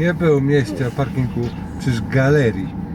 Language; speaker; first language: Polish; non-native, learner; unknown